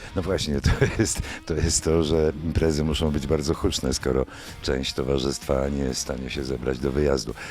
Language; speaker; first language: Polish; native; Polish